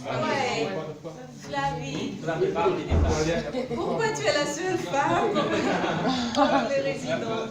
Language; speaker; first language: French; native; French